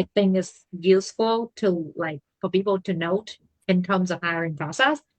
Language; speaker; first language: English; non-native, fluent; Vietnamese